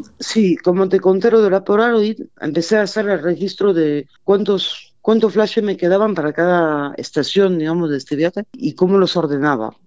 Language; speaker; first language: Spanish; non-native, fluent; French